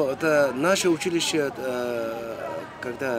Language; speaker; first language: Russian; non-native, learner; Mongolian